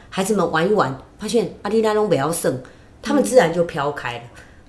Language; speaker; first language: Chinese; native; Chinese